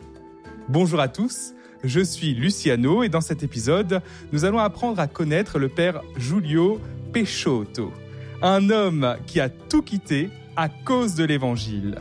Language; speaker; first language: French; native; French